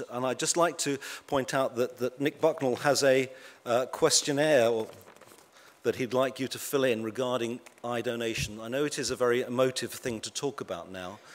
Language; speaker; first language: English; native; English